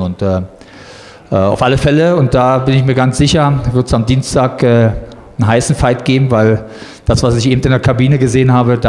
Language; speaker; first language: German; native; German